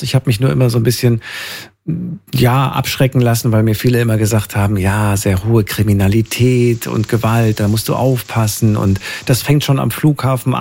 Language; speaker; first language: German; native; German